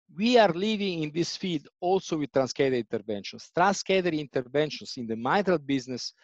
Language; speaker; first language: English; non-native, fluent; Italian